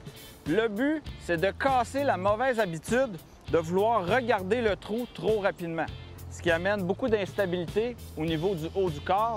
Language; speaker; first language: French; native; French